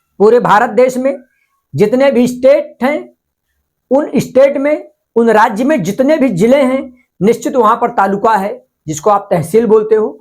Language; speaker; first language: Hindi; non-native, local second language; Marathi